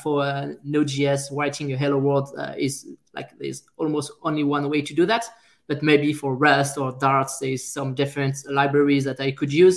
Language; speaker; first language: English; non-native, fluent; French